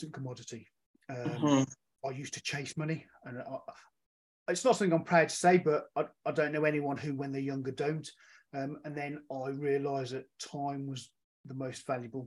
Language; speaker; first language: English; native; English